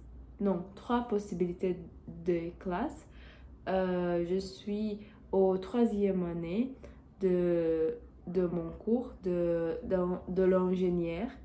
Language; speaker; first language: French; non-native, learner; Portuguese